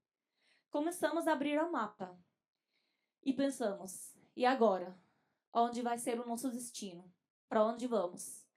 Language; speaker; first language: Portuguese; non-native, fluent; Arabic